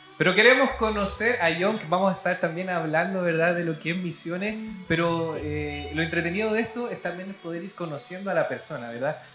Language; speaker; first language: Spanish; native; Spanish